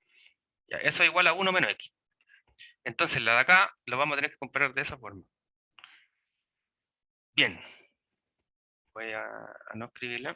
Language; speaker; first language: Spanish; native; Spanish